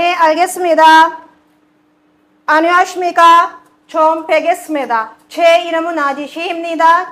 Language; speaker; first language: Korean; non-native, learner; Urdu